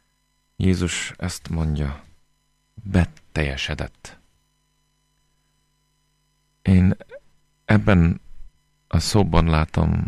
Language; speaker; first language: Hungarian; non-native, fluent; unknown